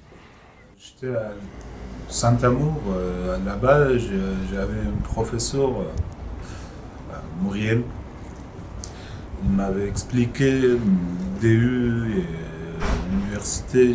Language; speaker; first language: French; non-native, learner; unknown